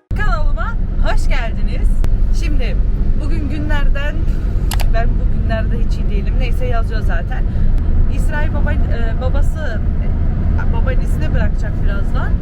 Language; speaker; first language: Turkish; early bilingual, heritage; Turkish